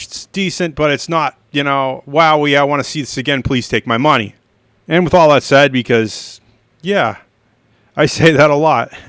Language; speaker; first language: English; native; English